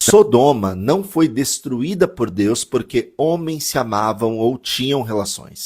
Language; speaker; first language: Portuguese; native; Portuguese